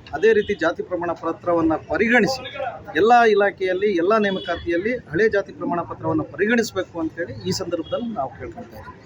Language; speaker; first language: Kannada; non-native, local second language; Lambadi